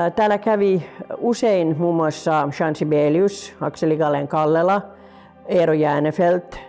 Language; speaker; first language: Finnish; native; Finnish